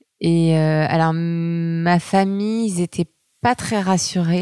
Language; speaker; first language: French; native; French